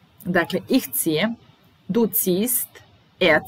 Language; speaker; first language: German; non-native, fluent; Serbian